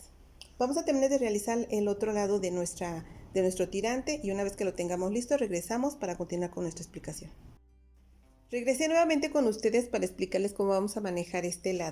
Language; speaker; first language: Spanish; native; Spanish